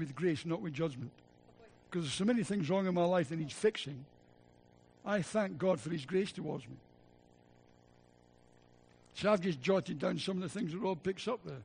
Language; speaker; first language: English; native; English